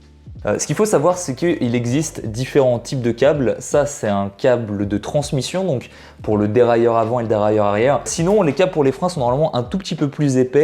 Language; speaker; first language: French; native; French